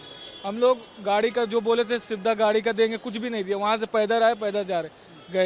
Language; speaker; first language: Hindi; native; Hindi